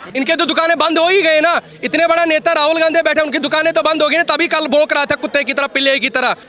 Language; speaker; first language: Hindi; native; Hindi